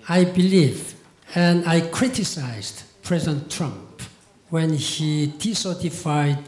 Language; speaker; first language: English; non-native, fluent; Korean